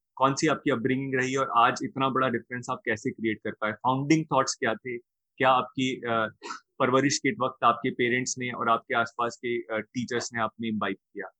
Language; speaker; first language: Hindi; native; Hindi